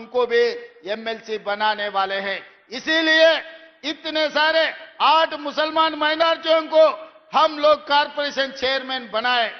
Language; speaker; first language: Hindi; non-native, local second language; Telugu